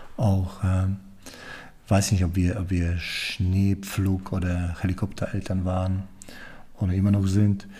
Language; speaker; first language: German; non-native, fluent; Polish